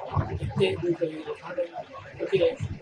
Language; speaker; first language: English; non-native, local second language; Hindi